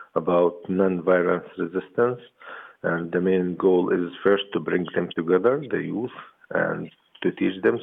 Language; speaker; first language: English; non-native, fluent; Arabic